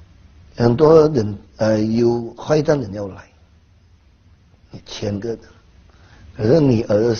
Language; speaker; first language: Chinese; non-native, learner; Hakka Chinese